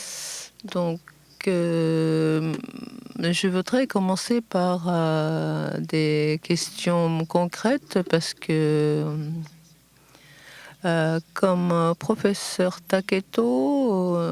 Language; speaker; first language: French; non-native, fluent; Japanese